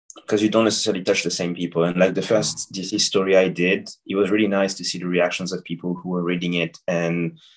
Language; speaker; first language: English; non-native, fluent; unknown